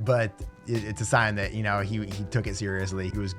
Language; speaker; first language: English; native; English